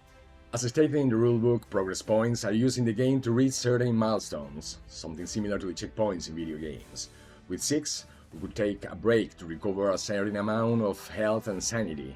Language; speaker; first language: English; non-native, fluent; Spanish